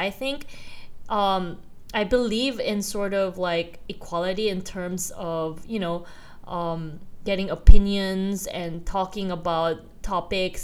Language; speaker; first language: English; non-native, local second language; Korean